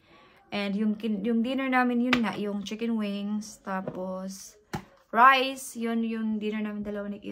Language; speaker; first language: Filipino; native; Filipino